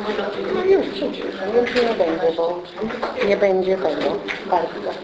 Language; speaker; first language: Polish; native; Polish